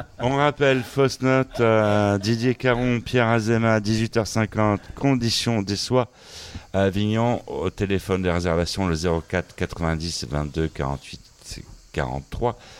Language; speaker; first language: French; native; French